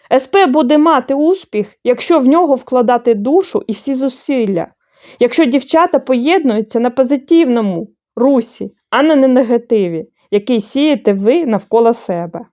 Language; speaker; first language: Ukrainian; non-native, fluent; Bulgarian